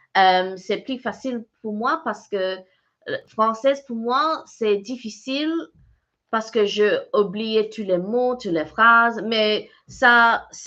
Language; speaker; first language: French; early bilingual, other home language; English